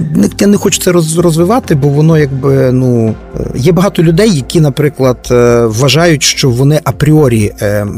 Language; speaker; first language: Ukrainian; native; Ukrainian